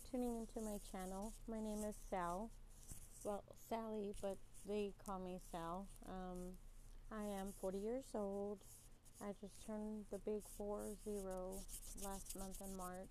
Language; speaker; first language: English; native; English